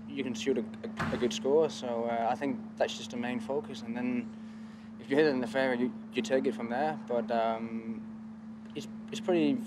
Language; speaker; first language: English; non-native, fluent; Danish